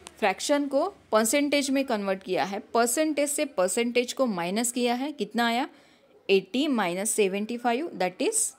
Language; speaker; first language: Hindi; non-native, local second language; Marathi